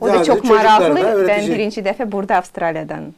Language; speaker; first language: Turkish; non-native, learner; Azerbaijani